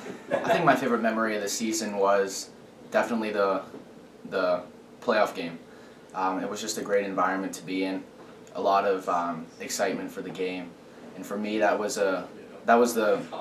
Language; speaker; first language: English; native; English